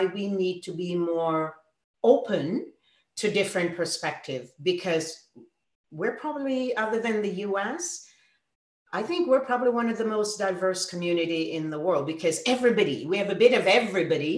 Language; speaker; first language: English; native; English